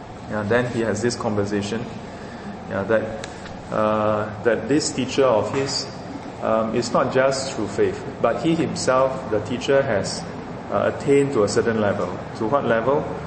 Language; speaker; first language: English; non-native, local second language; Chinese